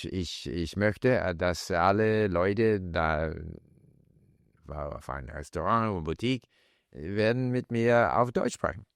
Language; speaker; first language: German; non-native, fluent; English